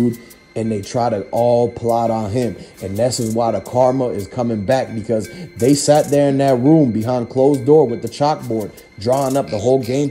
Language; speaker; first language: English; native; English